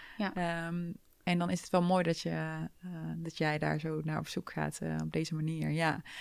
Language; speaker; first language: Dutch; early bilingual, other home language; Turkish